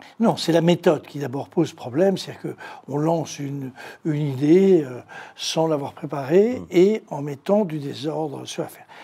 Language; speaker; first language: French; native; French